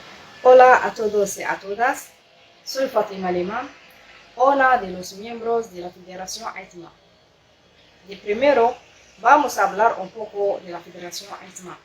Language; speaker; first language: Spanish; non-native, learner; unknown